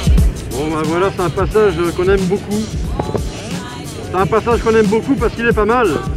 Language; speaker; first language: French; native; French